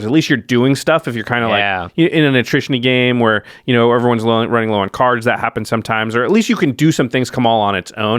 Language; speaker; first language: English; native; English